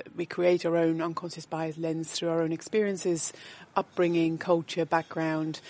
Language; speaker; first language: English; non-native, fluent; Dutch